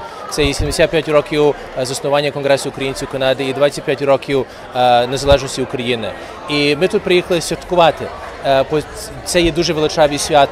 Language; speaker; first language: Ukrainian; early bilingual, heritage; Ukrainian